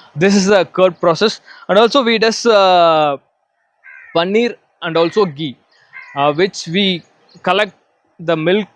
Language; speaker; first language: English; non-native, local second language; Tamil